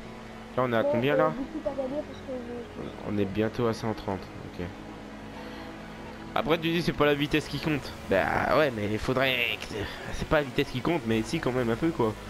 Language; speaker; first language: French; native; French